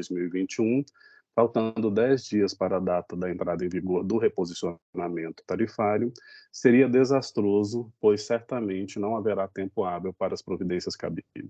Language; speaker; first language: Portuguese; native; Portuguese